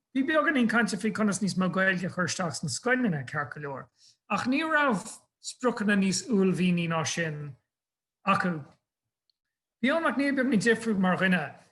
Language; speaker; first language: Irish; non-native, local second language; English